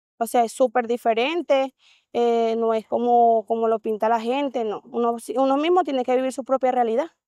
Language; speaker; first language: Spanish; native; Spanish